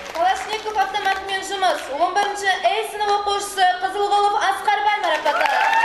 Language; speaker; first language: Kazakh; native; Kazakh